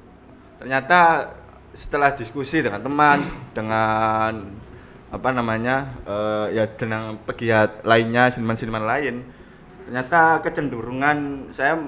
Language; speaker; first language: Indonesian; non-native, local second language; Javanese